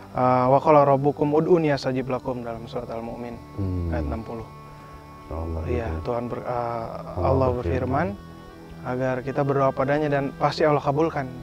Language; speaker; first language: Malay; non-native, local second language; Sundanese